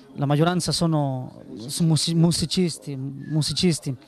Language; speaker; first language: Italian; non-native, learner; Spanish